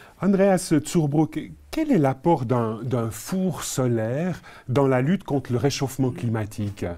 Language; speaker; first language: French; native; French